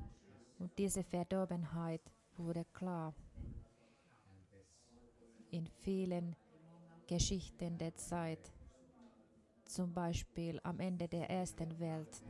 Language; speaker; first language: German; non-native, fluent; Finnish